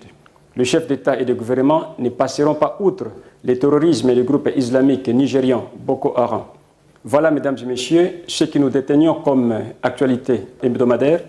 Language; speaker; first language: French; non-native, fluent; Portuguese